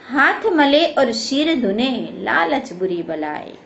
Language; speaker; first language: Hindi; non-native, local second language; Gujarati